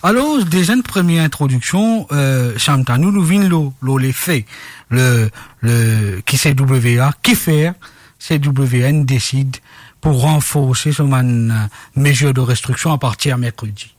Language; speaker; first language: French; non-native, local second language; Morisyen